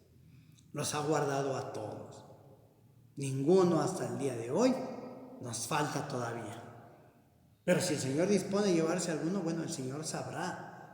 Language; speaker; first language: Spanish; native; Spanish